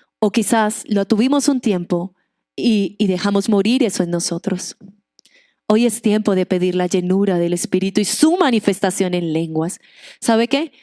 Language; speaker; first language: Spanish; non-native, local second language; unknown